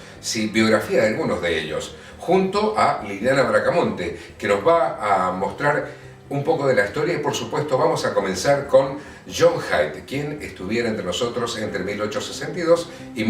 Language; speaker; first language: Spanish; native; Spanish